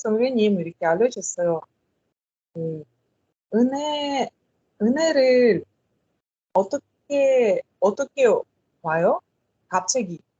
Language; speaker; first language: Korean; non-native, learner; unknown